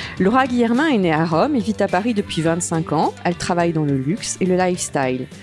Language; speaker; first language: French; native; French